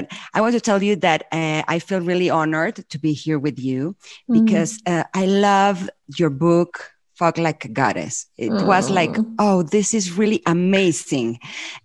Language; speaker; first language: English; non-native, fluent; Spanish